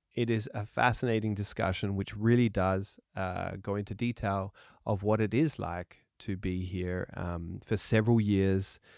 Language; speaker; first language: English; native; English